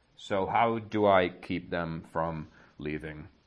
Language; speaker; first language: English; non-native, fluent; Czech